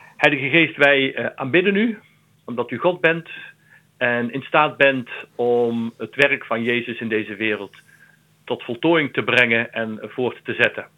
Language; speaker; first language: Dutch; native; Dutch